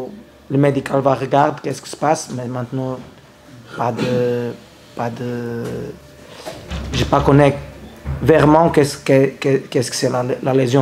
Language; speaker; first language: French; non-native, learner; Portuguese